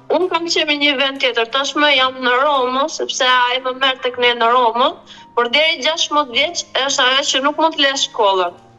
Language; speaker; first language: Albanian; early bilingual, heritage; Albanian